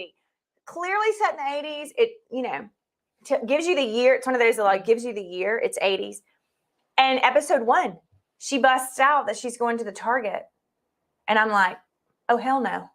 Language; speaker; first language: English; native; English